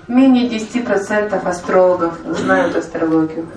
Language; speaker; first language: Russian; native; Russian